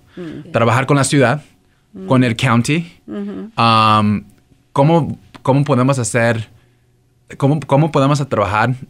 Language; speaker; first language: Spanish; early bilingual, heritage; Spanish